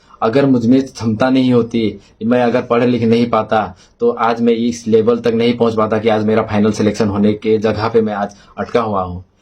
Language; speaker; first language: Hindi; non-native, local second language; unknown